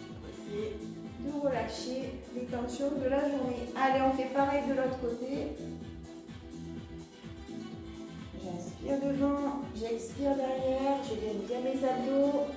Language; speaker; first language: French; native; French